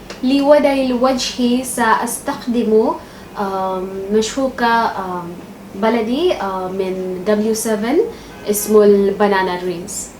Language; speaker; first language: Arabic; non-native, local second language; Bangla